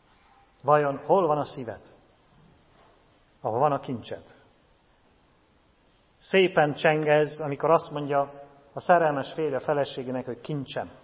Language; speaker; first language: Hungarian; native; Hungarian